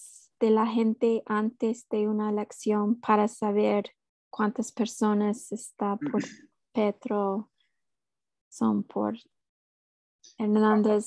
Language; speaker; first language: Spanish; non-native, fluent; English